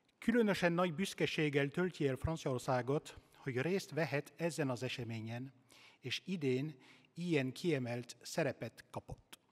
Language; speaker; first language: Hungarian; non-native, learner; French